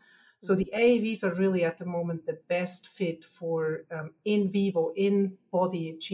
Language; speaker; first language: English; non-native, fluent; German